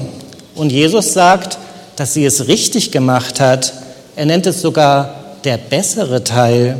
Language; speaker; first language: German; native; German